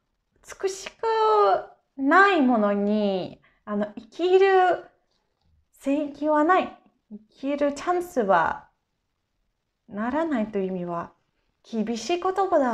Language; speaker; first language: Japanese; non-native, fluent; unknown